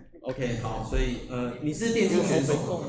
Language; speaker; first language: Chinese; native; Chinese